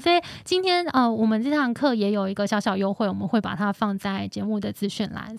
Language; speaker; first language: Chinese; native; Chinese